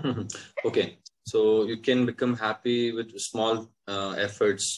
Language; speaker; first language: English; non-native, local second language; Hindi